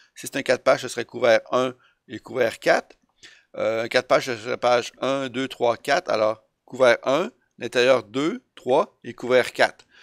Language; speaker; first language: French; native; French